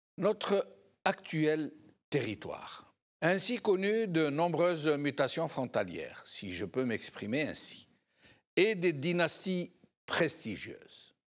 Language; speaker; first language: French; non-native, local second language; Arabic